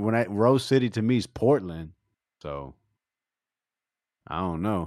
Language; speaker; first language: English; native; English